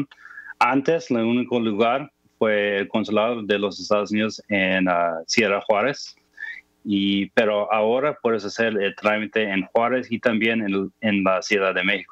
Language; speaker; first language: Spanish; non-native, fluent; English